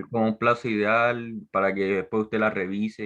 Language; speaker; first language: Spanish; native; Spanish